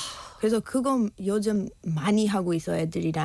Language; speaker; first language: Korean; non-native, learner; English